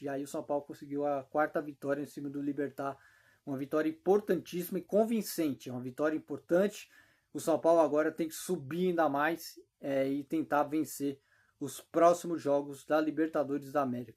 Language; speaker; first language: Portuguese; native; Portuguese